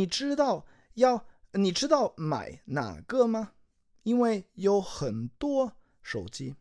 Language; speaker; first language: Chinese; non-native, learner; English